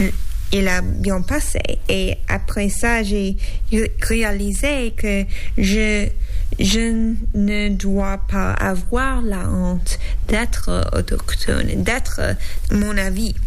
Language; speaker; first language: French; non-native, learner; English